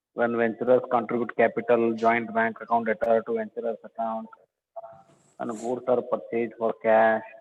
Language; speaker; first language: English; non-native, local second language; Kannada